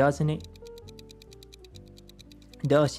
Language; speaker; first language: Japanese; non-native, learner; Spanish